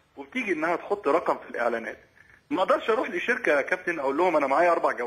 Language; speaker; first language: Arabic; native; Arabic